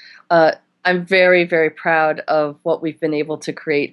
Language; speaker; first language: English; native; English